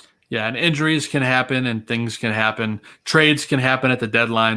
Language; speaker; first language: English; native; English